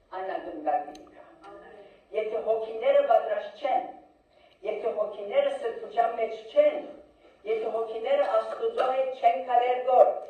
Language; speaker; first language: Armenian; early bilingual, heritage; Armenian